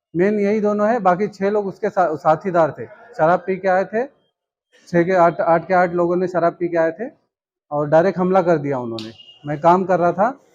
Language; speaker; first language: Hindi; native; Hindi